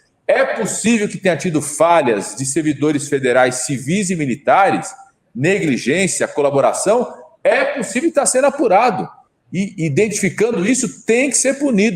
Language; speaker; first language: Portuguese; native; Portuguese